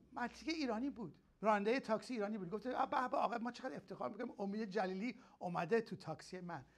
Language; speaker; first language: Persian; early bilingual, heritage; Persian